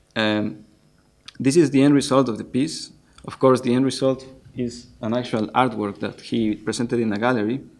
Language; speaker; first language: English; non-native, fluent; Spanish